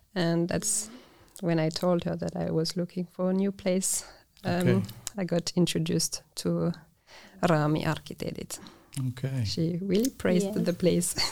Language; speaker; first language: English; non-native, fluent; French